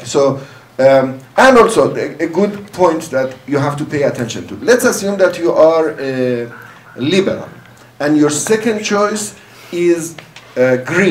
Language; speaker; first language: English; non-native, fluent; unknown